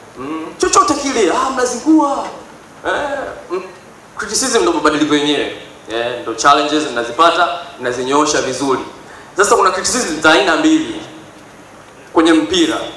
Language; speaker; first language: Swahili; native; Swahili